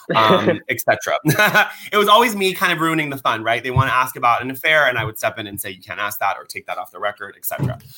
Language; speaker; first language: English; early bilingual, other home language; Persian